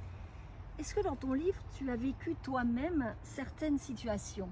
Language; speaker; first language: French; native; French